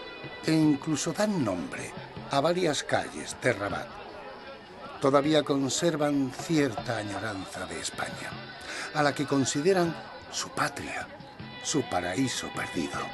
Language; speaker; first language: Spanish; native; Spanish